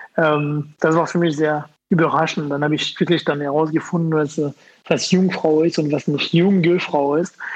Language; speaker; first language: German; non-native, fluent; French